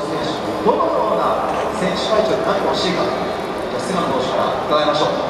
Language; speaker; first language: Japanese; native; Japanese